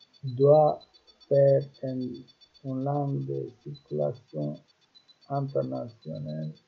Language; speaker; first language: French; non-native, learner; Romanian